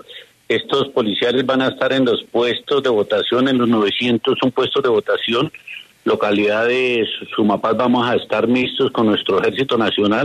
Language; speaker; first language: Spanish; native; Spanish